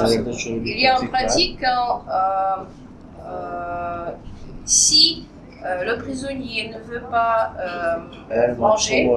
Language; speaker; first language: French; non-native, fluent; Russian